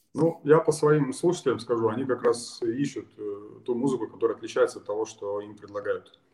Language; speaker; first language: Russian; native; Russian